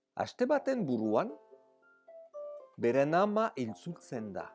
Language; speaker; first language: Basque; native; Basque